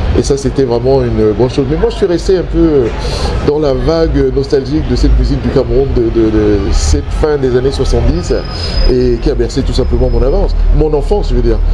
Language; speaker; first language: French; non-native, local second language; Duala